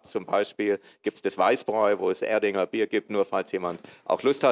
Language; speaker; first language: German; native; German